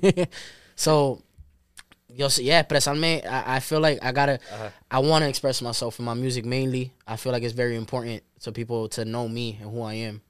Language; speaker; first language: English; early bilingual, other home language; Spanish